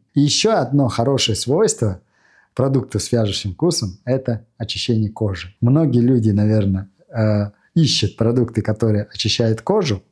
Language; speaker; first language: Russian; non-native, fluent; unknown